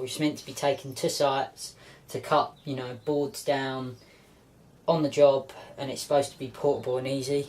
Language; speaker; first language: English; native; English